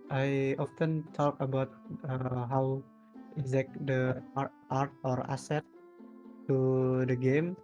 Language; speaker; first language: English; non-native, learner; Indonesian